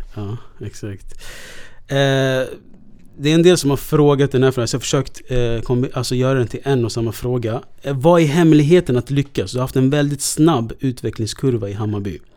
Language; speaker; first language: Swedish; native; Swedish